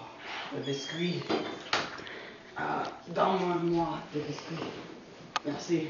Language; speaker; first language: French; non-native, learner; English